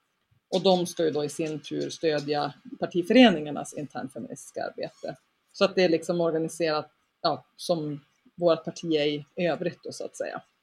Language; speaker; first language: Swedish; native; Swedish